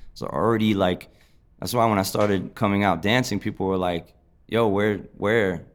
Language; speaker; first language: English; native; English